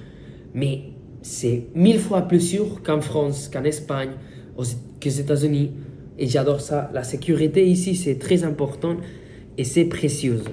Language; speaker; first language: French; non-native, fluent; Spanish